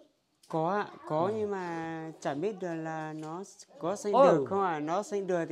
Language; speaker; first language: Vietnamese; non-native, local second language; Hmong